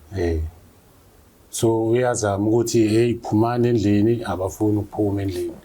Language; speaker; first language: Zulu; native; Zulu